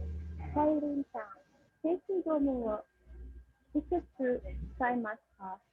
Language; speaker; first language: Japanese; non-native, learner; Filipino